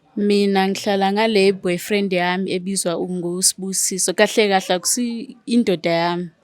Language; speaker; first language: Zulu; non-native, local second language; Xhosa